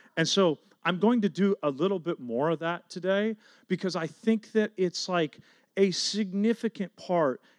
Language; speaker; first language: English; native; English